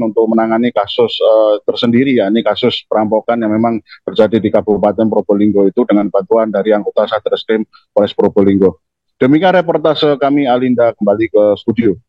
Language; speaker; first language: Indonesian; native; Indonesian